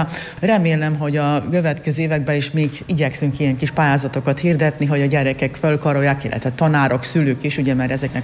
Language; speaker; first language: Hungarian; native; Hungarian